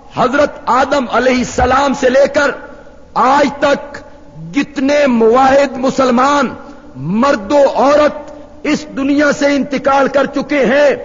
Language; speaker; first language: Urdu; non-native, local second language; Punjabi